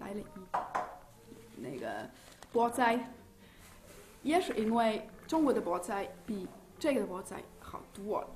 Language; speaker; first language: Chinese; non-native, learner; German